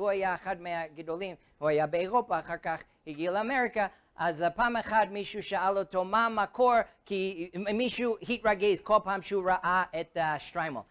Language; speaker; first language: Hebrew; non-native, fluent; English